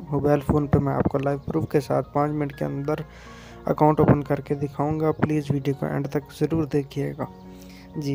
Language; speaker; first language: Urdu; non-native, local second language; Punjabi